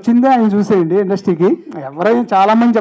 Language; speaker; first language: Telugu; native; Telugu